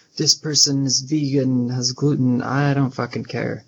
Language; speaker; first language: English; native; English